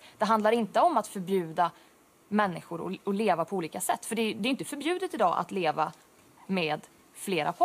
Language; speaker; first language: Swedish; native; Swedish